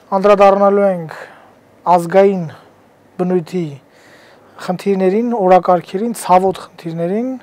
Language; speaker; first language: Armenian; native; Armenian